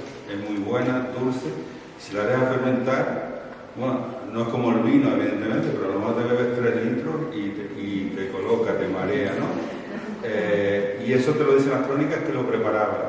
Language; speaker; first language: Spanish; native; Spanish